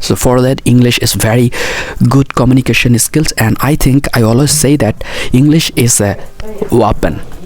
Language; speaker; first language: English; non-native, learner; Bangla